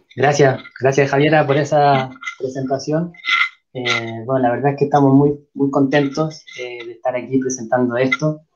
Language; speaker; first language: Spanish; native; Spanish